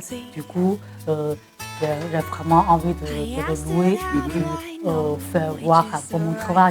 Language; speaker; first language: French; non-native, fluent; Chinese